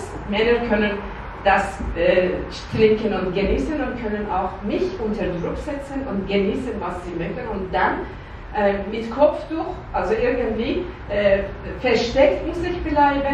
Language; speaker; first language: German; non-native, learner; Persian